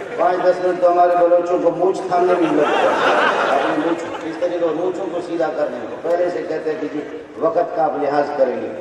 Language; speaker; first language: Urdu; non-native, local second language; Brahui